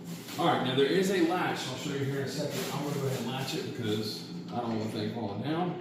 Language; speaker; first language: English; native; English